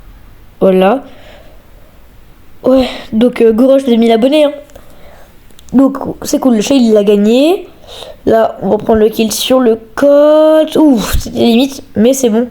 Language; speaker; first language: French; native; French